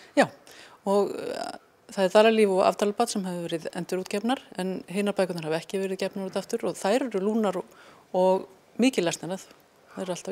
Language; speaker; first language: Icelandic; native; Icelandic